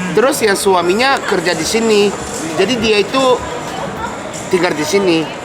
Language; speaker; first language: Indonesian; non-native, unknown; Japanese